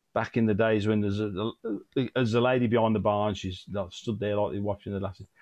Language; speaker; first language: English; native; English